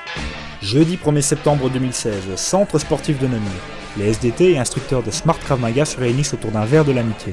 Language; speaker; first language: French; native; French